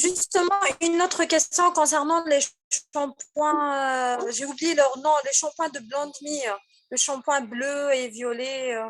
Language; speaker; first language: French; non-native, local second language; Arabic